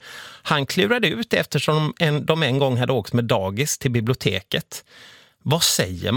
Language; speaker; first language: Swedish; native; Swedish